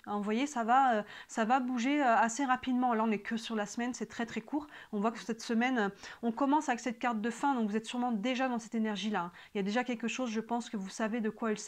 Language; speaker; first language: French; native; French